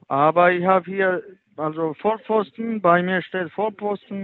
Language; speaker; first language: German; non-native, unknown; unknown